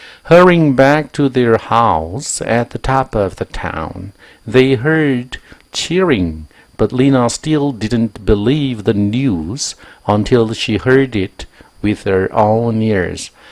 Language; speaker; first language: English; non-native, fluent; Korean